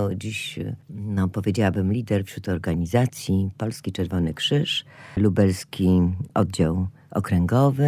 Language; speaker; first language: Polish; native; Polish